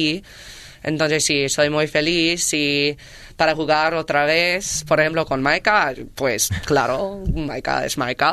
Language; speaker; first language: Spanish; non-native, learner; English